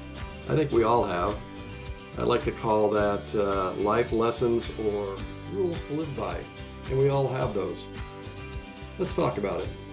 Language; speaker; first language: English; native; English